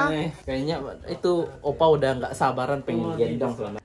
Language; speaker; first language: Indonesian; native; Indonesian